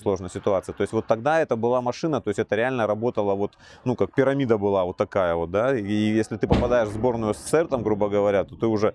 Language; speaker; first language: Russian; native; Russian